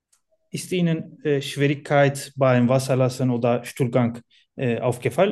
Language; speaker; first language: German; non-native, learner; Turkish